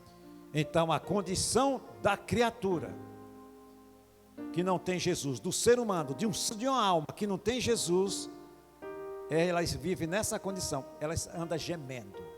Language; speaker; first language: Portuguese; native; Portuguese